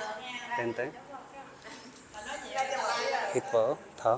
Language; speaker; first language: Vietnamese; non-native, learner; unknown